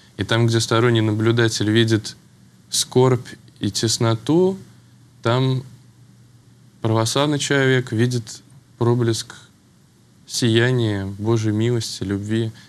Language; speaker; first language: Russian; native; Russian